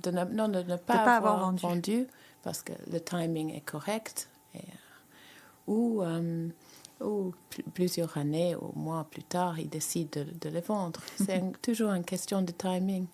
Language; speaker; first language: French; native; French